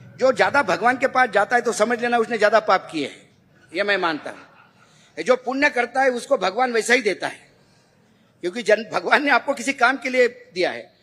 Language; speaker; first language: Hindi; non-native, local second language; Marathi